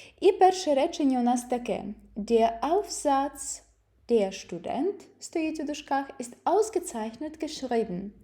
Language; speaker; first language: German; non-native, fluent; Ukrainian